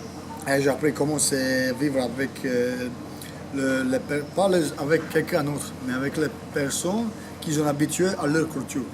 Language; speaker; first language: French; non-native, fluent; Croatian